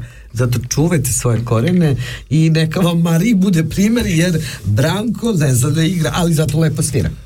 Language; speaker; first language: Serbian; native; Serbian